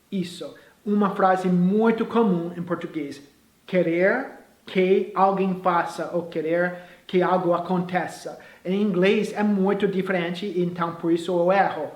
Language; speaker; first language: Portuguese; non-native, fluent; English